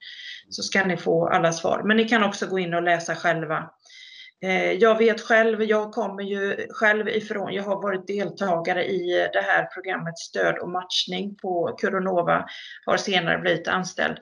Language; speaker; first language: Swedish; native; Swedish